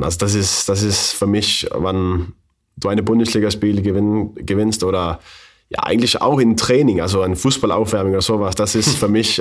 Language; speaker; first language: German; non-native, learner; Faroese